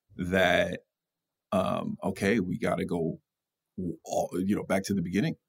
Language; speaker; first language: English; native; English